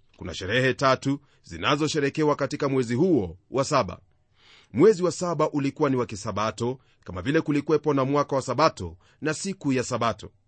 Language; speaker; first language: Swahili; non-native, local second language; Luyia